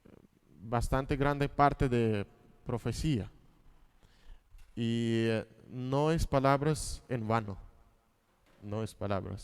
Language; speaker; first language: Spanish; non-native, fluent; Russian